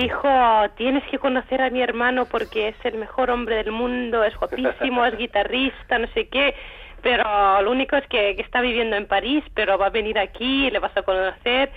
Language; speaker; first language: Spanish; non-native, fluent; Icelandic